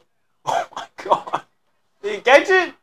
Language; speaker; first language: English; native; English